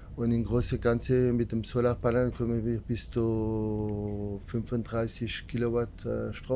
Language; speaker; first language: German; non-native, learner; French